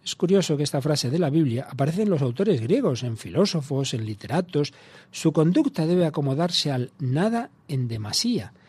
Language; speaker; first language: Spanish; native; Spanish